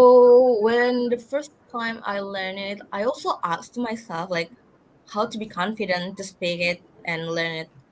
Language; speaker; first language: English; non-native, learner; Indonesian